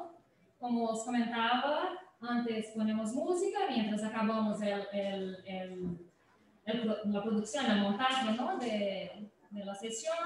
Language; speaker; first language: Spanish; non-native, fluent; Portuguese